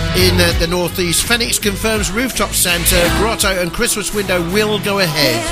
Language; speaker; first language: English; native; English